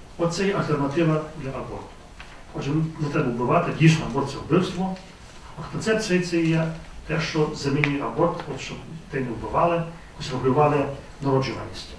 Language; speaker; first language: Ukrainian; native; Ukrainian